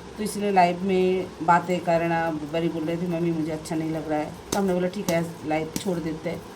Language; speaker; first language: Hindi; non-native, local second language; Bangla